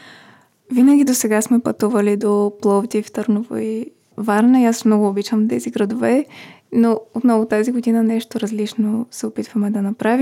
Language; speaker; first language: Bulgarian; native; Bulgarian